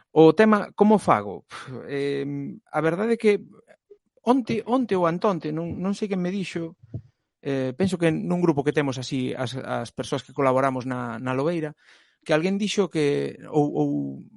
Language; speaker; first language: Galician; non-native, local second language; Spanish